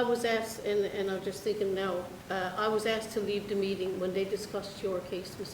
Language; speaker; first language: English; native; English